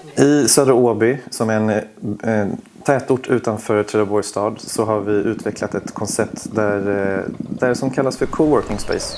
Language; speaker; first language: Swedish; native; Swedish